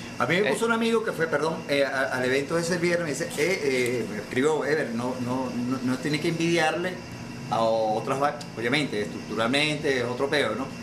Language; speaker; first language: Spanish; native; Spanish